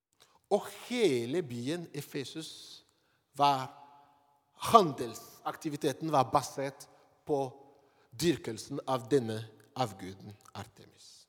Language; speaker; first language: Norwegian; non-native, fluent; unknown